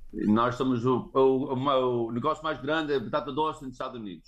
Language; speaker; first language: Portuguese; early bilingual, heritage; English